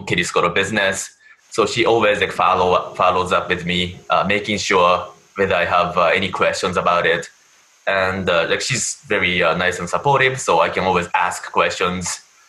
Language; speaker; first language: English; non-native, fluent; Japanese